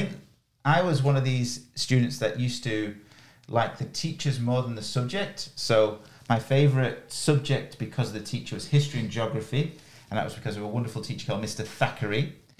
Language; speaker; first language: English; native; English